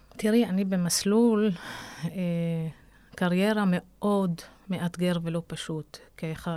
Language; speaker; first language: Hebrew; non-native, local second language; Arabic